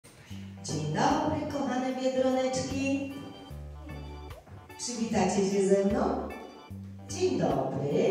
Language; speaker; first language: Polish; native; Polish